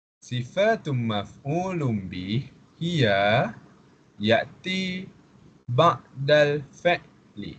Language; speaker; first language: Arabic; non-native, fluent; Malay